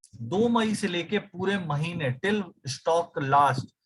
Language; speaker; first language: Hindi; native; Hindi